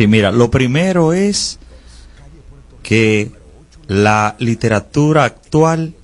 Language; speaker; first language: Spanish; native; Spanish